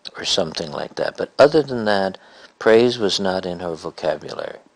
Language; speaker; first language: English; native; English